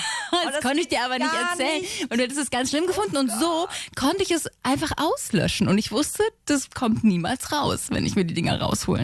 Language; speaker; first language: German; native; German